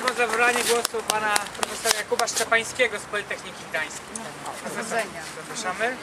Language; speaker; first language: Polish; native; Polish